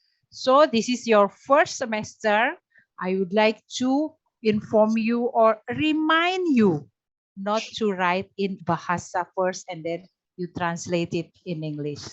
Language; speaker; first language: English; non-native, fluent; Indonesian